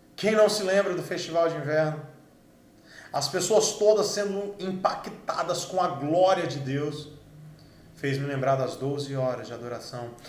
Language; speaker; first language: Portuguese; native; Portuguese